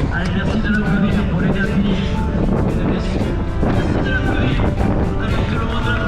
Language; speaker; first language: French; native; French